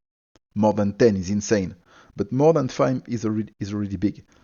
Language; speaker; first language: English; non-native, fluent; French